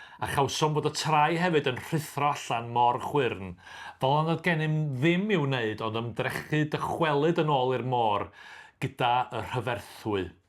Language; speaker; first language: Welsh; native; Welsh